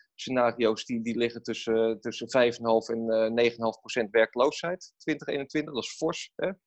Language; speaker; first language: Dutch; native; Dutch